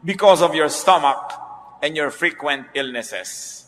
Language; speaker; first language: English; non-native, local second language; Filipino